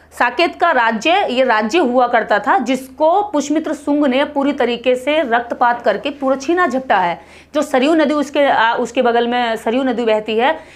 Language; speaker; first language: Hindi; native; Hindi